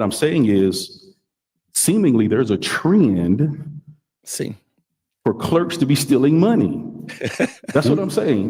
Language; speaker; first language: English; native; English